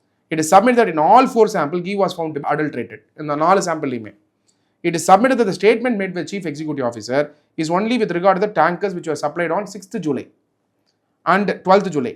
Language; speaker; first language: English; non-native, local second language; Tamil